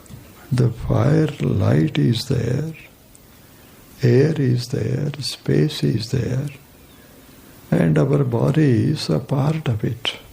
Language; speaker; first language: English; non-native, local second language; Kannada